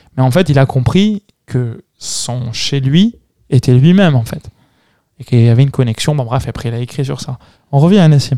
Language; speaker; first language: French; non-native, local second language; Arabic